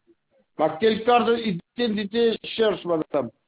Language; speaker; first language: French; non-native, learner; Albanian